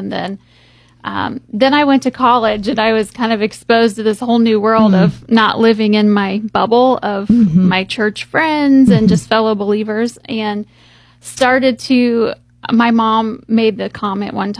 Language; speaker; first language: English; native; English